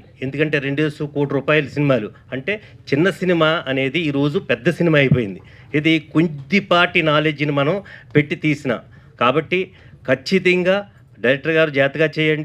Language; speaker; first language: Telugu; native; Telugu